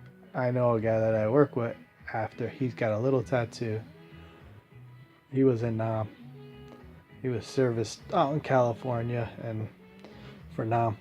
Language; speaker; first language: English; native; English